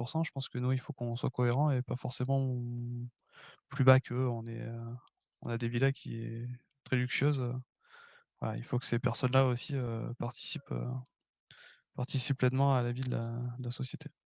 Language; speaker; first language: French; native; French